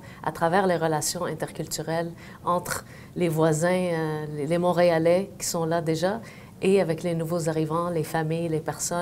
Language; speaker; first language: French; native; French